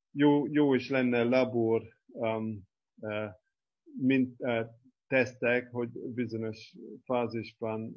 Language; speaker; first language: Hungarian; non-native, fluent; English